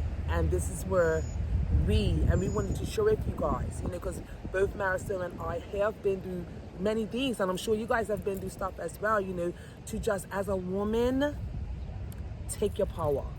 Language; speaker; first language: English; native; English